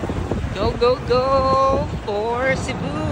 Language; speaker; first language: English; non-native, local second language; Cebuano